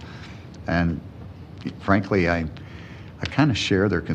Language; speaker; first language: English; non-native, fluent; Ukrainian